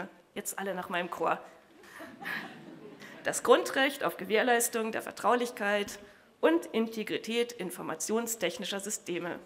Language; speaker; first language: German; native; German